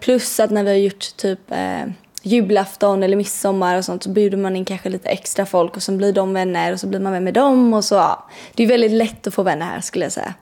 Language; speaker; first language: Swedish; native; Swedish